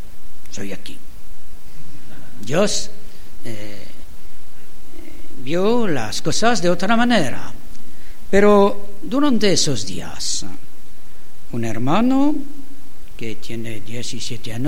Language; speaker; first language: Spanish; non-native, learner; French